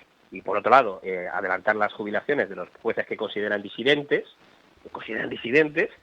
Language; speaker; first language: Spanish; native; Spanish